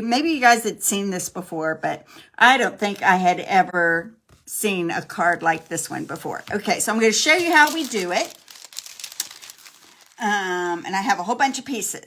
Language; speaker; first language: English; native; English